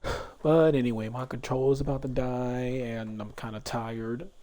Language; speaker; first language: English; native; English